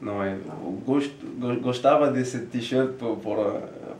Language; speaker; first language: Spanish; non-native, learner; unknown